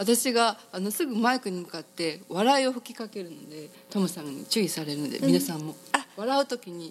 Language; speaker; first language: Japanese; native; Japanese